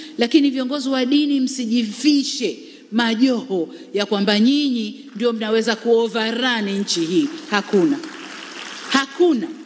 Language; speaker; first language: Swahili; native; Swahili